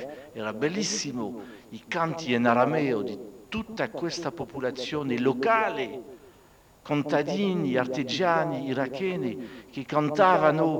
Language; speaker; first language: Italian; non-native, fluent; French